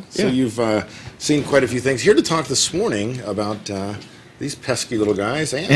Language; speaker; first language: English; native; English